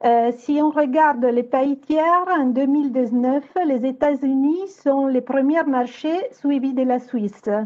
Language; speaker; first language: French; non-native, fluent; Italian